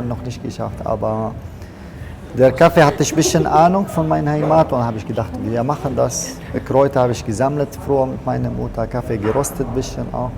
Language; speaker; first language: German; non-native, learner; Arabic